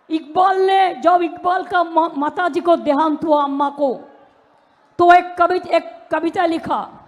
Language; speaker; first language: Hindi; non-native, local second language; Bangla